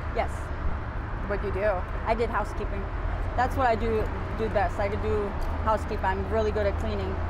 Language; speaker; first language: English; native; English